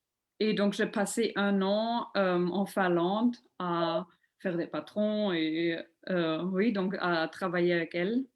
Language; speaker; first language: French; non-native, local second language; German